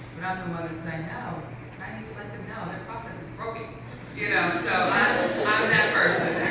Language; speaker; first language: English; native; English